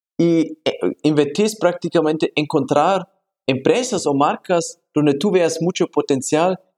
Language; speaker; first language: Spanish; non-native, fluent; German